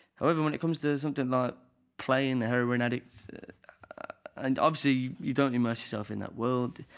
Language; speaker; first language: English; native; English